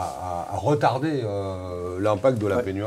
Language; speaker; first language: French; native; French